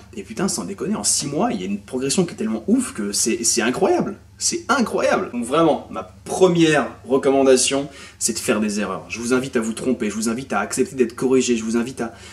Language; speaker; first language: French; native; French